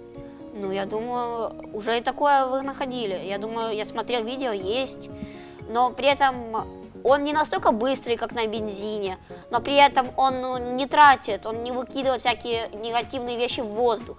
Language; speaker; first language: Russian; native; Russian